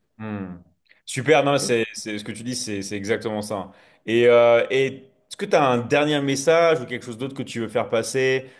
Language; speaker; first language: French; native; French